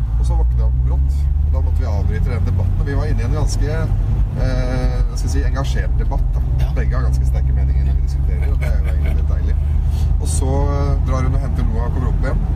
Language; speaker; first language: Norwegian; early bilingual, other home language; Arabic